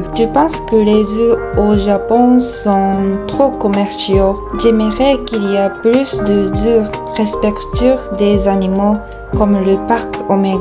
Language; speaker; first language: French; non-native, learner; Japanese